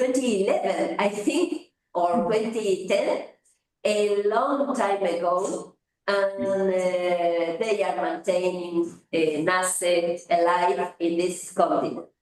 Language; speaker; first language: English; non-native, fluent; Spanish